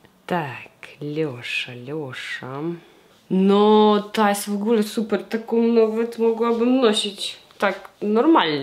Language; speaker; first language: Polish; non-native, fluent; Russian